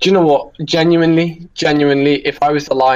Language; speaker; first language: English; native; English